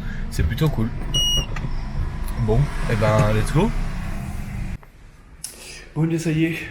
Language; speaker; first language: French; native; French